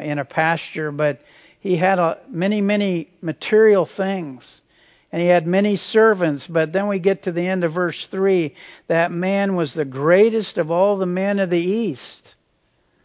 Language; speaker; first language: English; native; English